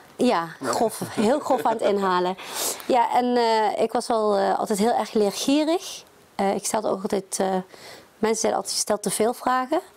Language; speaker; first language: Dutch; early bilingual, other home language; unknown